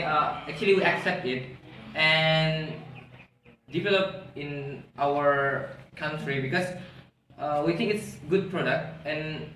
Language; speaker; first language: English; non-native, learner; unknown